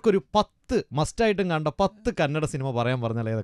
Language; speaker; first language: Malayalam; native; Malayalam